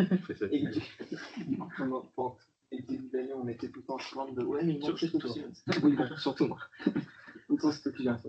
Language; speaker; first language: French; native; French